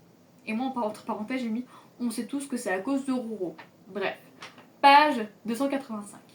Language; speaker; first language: French; native; French